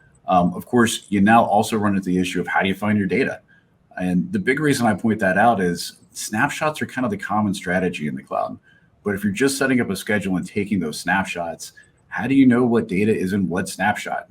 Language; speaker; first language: English; native; English